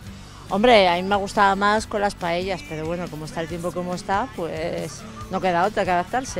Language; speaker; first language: Spanish; native; Spanish